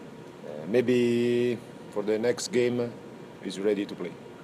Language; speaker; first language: English; non-native, fluent; Italian